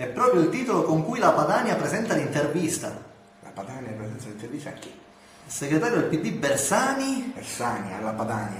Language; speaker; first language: Italian; native; Italian